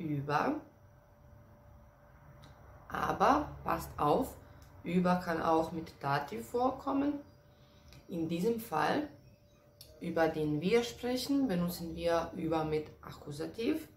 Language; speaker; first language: German; non-native, fluent; Serbian